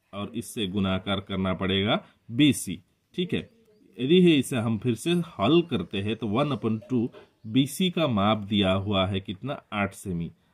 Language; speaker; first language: Hindi; non-native, local second language; Marathi